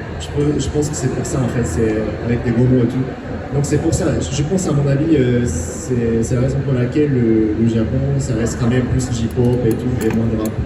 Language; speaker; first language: French; non-native, fluent; Japanese